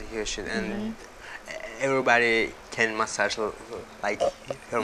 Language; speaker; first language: English; non-native, learner; Yakut